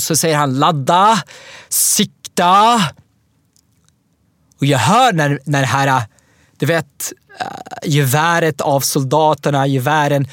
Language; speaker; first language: Swedish; non-native, learner; Arabic